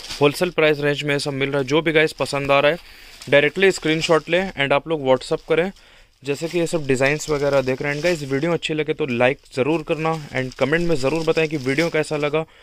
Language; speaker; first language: Hindi; native; Hindi